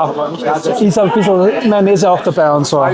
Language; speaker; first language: German; native; German